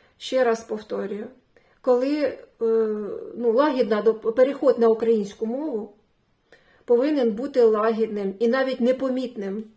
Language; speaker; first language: Ukrainian; non-native, local second language; Russian